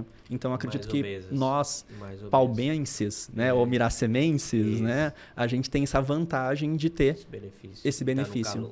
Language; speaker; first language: Portuguese; native; Portuguese